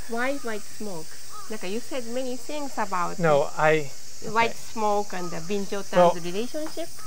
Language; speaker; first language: English; non-native, learner; Japanese